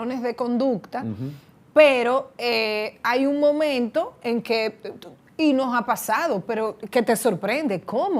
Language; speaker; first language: Spanish; native; Spanish